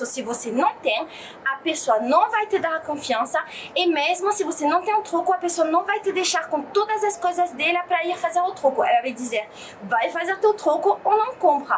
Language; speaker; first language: Portuguese; non-native, fluent; French